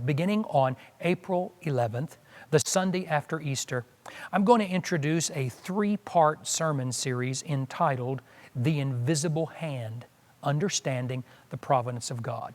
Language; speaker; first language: English; native; English